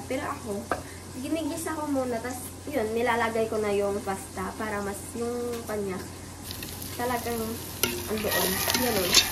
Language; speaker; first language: Filipino; non-native, local second language; Iloko